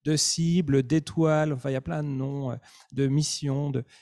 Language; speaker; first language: French; native; French